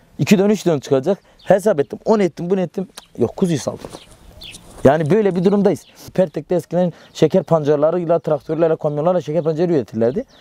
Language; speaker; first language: Turkish; non-native, local second language; Kurdish